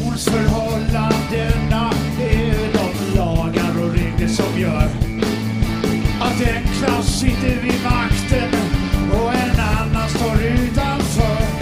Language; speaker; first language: Swedish; native; Swedish